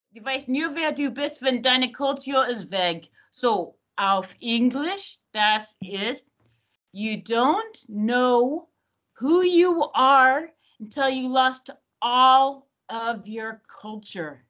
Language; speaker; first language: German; non-native, learner; English